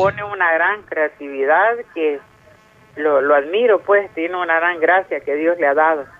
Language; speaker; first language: Spanish; native; Spanish